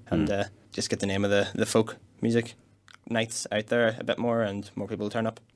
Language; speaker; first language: English; native; English